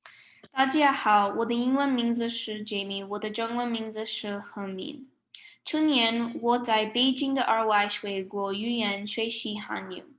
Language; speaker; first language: Chinese; non-native, learner; English